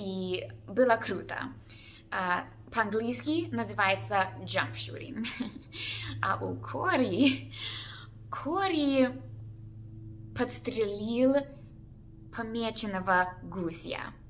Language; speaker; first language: Russian; non-native, learner; English